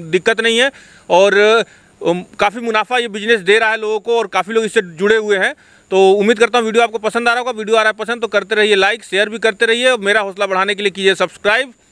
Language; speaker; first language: Hindi; native; Hindi